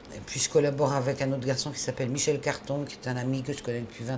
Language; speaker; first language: French; native; French